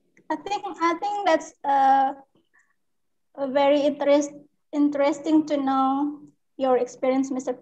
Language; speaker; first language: English; non-native, fluent; Indonesian